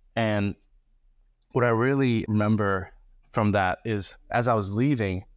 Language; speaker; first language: English; early bilingual, other home language; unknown